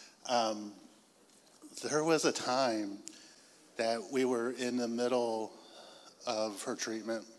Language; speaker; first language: English; native; English